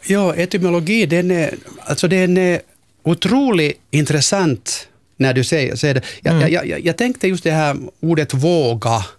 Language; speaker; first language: Swedish; non-native, local second language; Finnish